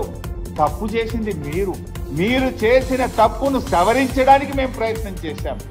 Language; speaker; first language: Telugu; native; Telugu